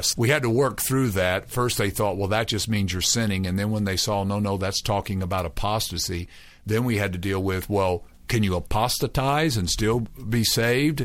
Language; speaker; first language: English; native; English